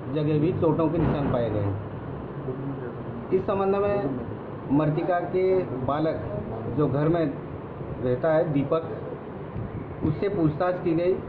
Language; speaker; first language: Hindi; native; Hindi